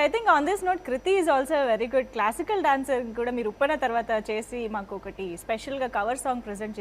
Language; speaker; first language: Telugu; native; Telugu